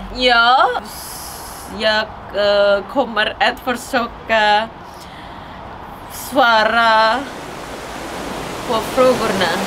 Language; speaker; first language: Swedish; non-native, learner; Indonesian